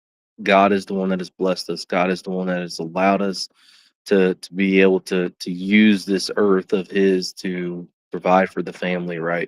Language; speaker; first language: English; native; English